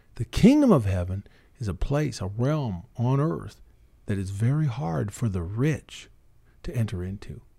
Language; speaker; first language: English; native; English